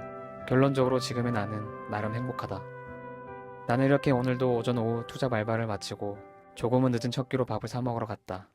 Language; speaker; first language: Korean; native; Korean